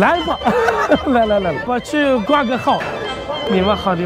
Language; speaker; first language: Chinese; non-native, fluent; Arabic